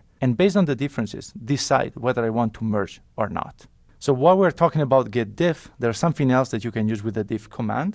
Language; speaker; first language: English; non-native, fluent; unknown